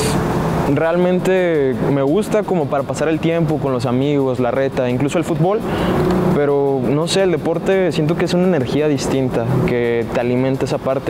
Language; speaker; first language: Spanish; native; Spanish